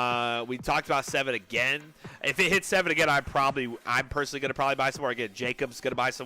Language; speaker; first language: English; native; English